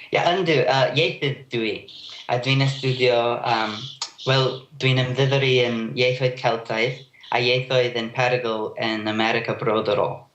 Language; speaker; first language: Welsh; non-native, learner; English